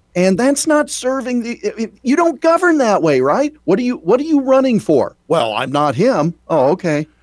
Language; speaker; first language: English; native; English